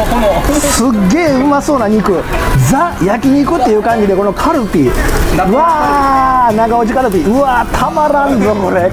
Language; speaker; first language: Japanese; native; Japanese